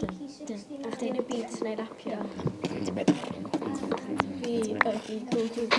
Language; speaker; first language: Welsh; non-native, local second language; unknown